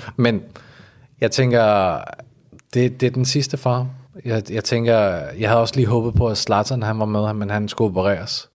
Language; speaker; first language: Danish; early bilingual, other home language; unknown